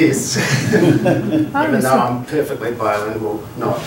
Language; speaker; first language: English; native; English